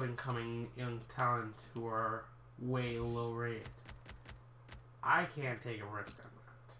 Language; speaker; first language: English; native; English